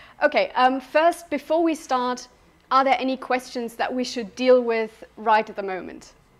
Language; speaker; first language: English; non-native, fluent; German